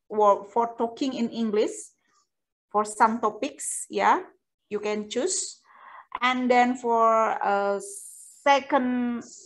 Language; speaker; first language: English; non-native, fluent; Indonesian